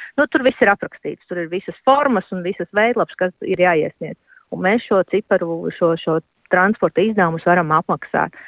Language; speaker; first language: Latvian; native; Latvian